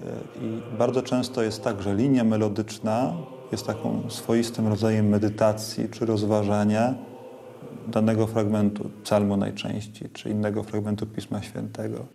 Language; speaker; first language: Polish; native; Polish